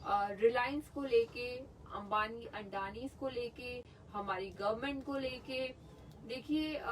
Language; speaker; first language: Hindi; non-native, local second language; Punjabi